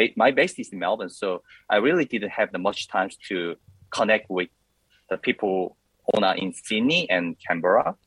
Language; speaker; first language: English; non-native, learner; Korean